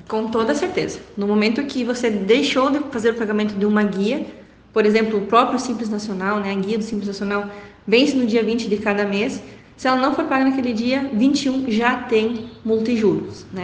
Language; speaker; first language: Portuguese; native; Portuguese